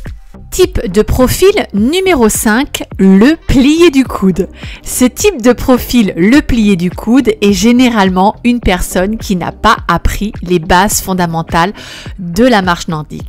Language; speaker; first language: French; native; French